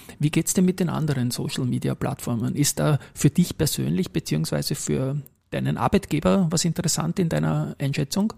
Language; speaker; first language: German; native; German